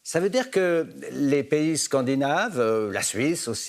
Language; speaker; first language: French; native; French